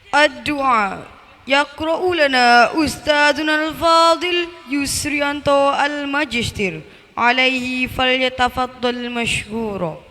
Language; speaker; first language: Arabic; non-native, learner; Indonesian